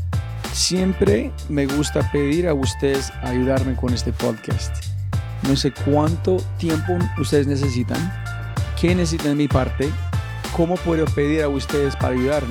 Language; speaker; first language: Spanish; non-native, learner; English